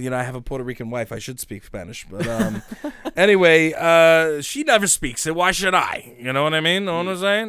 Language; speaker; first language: English; native; English